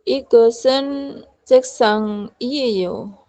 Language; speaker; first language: Korean; non-native, learner; Indonesian